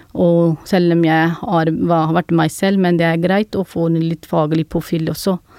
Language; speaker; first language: Norwegian; non-native, fluent; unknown